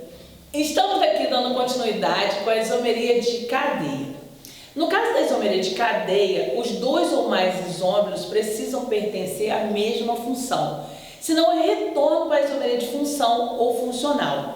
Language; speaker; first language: Portuguese; native; Portuguese